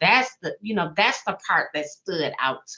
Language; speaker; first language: English; native; English